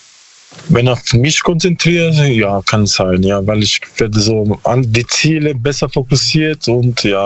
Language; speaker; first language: German; non-native, learner; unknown